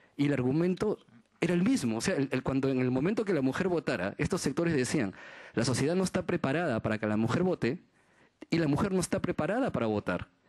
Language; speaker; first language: Spanish; native; Spanish